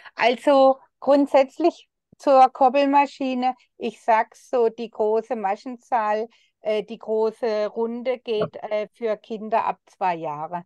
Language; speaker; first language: German; native; German